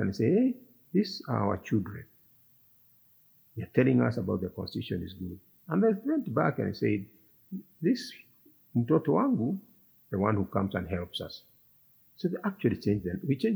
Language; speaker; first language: English; non-native, local second language; Kikuyu